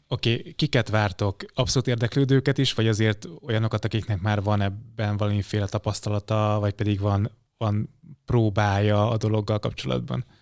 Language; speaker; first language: Hungarian; native; Hungarian